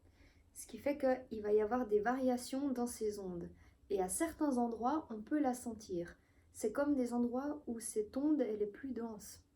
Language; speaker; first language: French; native; French